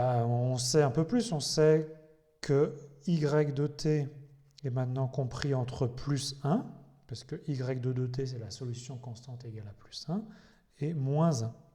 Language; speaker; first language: French; native; French